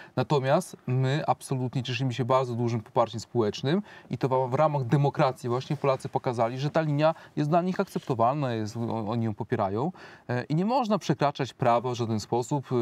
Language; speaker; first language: Polish; native; Polish